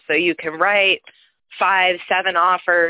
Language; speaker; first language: English; native; English